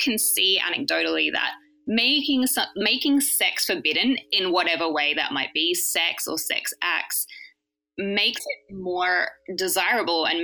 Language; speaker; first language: English; native; English